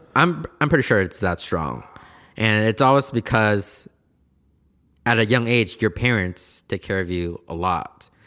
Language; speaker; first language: English; native; English